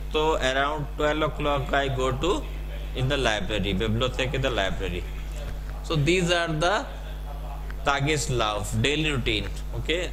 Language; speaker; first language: English; non-native, local second language; Hindi